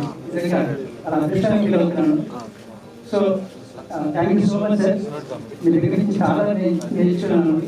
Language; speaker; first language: Telugu; native; Telugu